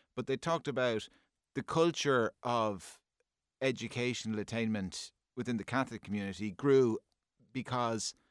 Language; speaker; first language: English; native; English